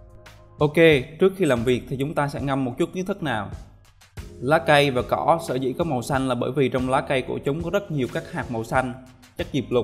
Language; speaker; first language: Vietnamese; native; Vietnamese